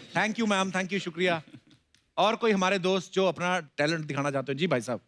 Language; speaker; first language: Hindi; non-native, local second language; Punjabi